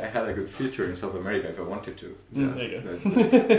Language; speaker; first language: English; non-native, fluent; Spanish